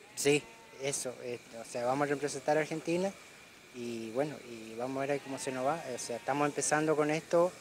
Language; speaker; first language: Spanish; native; Spanish